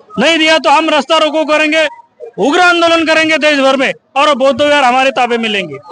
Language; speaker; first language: Hindi; non-native, local second language; Marathi